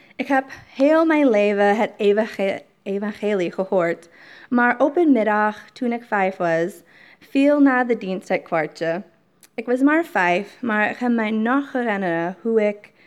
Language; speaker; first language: Dutch; non-native, fluent; English